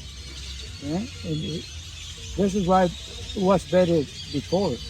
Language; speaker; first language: English; non-native, learner; Spanish